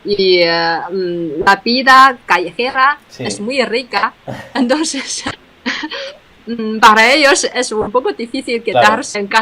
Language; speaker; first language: Spanish; non-native, fluent; Chinese